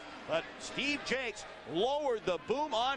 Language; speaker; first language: English; native; English